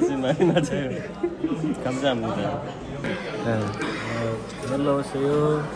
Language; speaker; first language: Korean; non-native, learner; Nepali